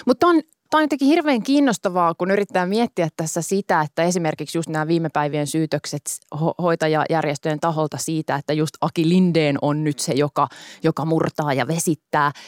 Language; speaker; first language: Finnish; native; Finnish